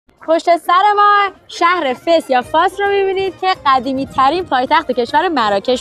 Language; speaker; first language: Persian; native; Persian